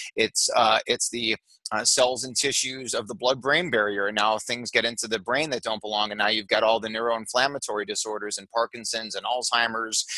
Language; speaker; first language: English; native; English